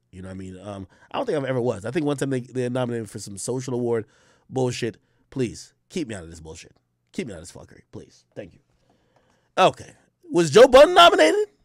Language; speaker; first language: English; native; English